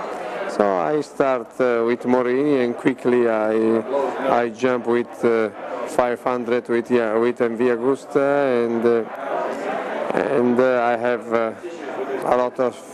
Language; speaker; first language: English; non-native, learner; Italian